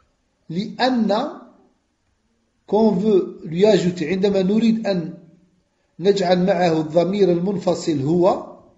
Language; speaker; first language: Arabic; non-native, fluent; French